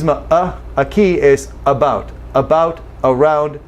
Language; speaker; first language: Spanish; non-native, fluent; English